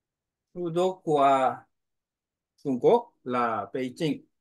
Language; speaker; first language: Vietnamese; non-native, learner; Korean